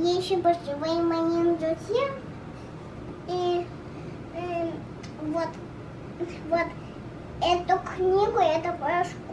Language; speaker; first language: Russian; early bilingual, heritage; Russian